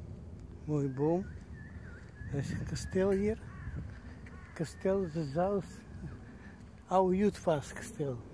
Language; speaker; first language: Dutch; non-native, learner; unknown